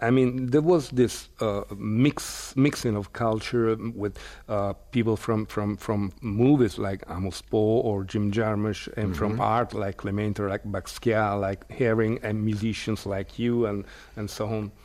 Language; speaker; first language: English; non-native, fluent; Italian